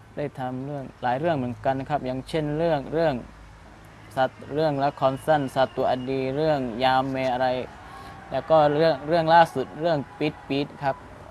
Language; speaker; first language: Thai; non-native, local second language; Malay